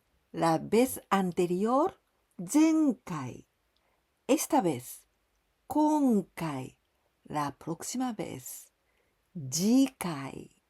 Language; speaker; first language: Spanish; non-native, fluent; Japanese